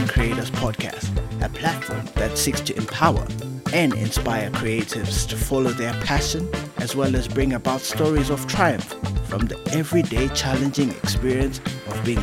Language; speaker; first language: English; non-native, local second language; Shona